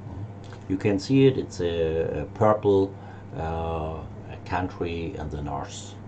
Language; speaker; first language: English; non-native, learner; German